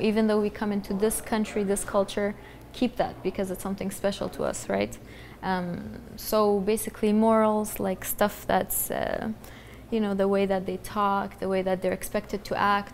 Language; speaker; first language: English; early bilingual, other home language; Central Kurdish